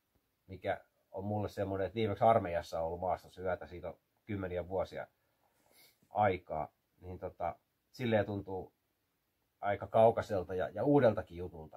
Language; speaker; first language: Finnish; native; Finnish